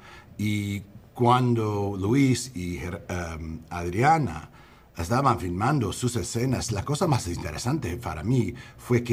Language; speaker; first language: Spanish; non-native, learner; English